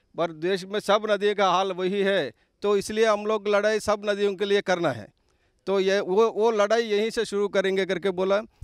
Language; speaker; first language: Hindi; non-native, local second language; Telugu